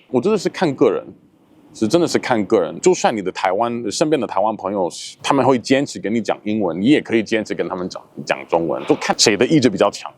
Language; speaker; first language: Chinese; non-native, fluent; English